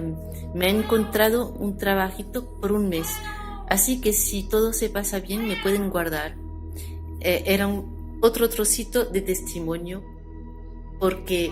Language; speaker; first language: Spanish; non-native, fluent; French